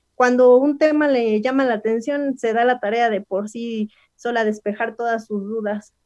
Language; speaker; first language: Spanish; native; Spanish